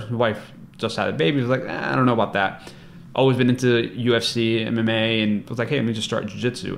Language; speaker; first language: English; native; English